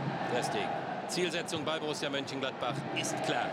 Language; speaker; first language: German; native; German